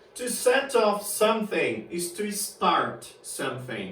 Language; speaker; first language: English; non-native, fluent; Portuguese